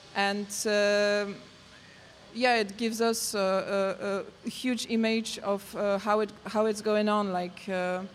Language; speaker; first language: English; non-native, learner; Polish